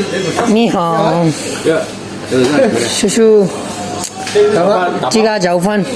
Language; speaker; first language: Chinese; non-native, learner; Bangla